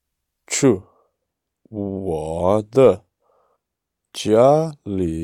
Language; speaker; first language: Chinese; non-native, learner; English